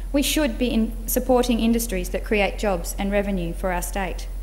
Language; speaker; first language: English; native; English